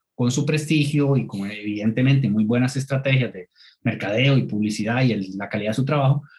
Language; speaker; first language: Spanish; native; Spanish